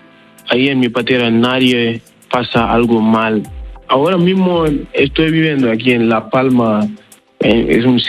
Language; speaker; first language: Spanish; non-native, learner; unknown